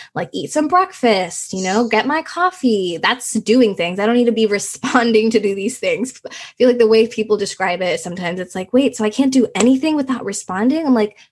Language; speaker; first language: English; early bilingual, other home language; Nepali